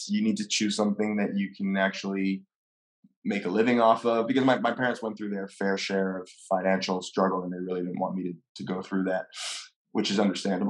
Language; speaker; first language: English; non-native, fluent; French